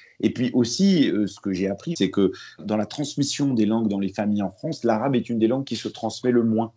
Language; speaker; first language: French; early bilingual, other home language; Arabic